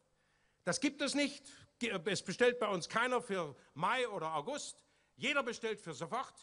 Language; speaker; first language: German; native; German